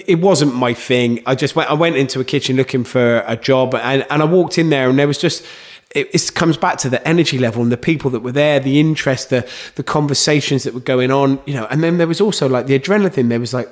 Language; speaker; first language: English; native; English